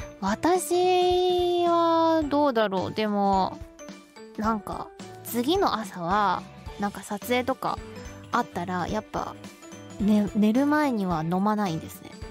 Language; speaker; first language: Japanese; non-native, fluent; Chinese